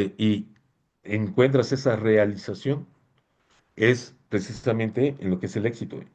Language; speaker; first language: Spanish; native; Spanish